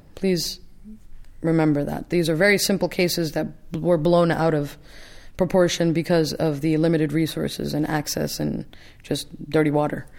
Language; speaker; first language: English; native; English